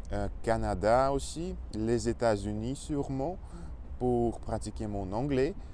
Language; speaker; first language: French; non-native, learner; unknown